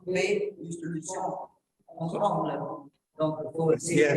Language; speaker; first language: French; non-native, fluent; Italian